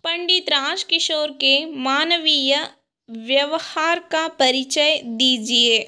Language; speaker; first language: Hindi; non-native, local second language; Kannada